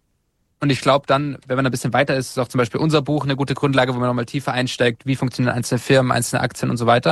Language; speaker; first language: German; native; German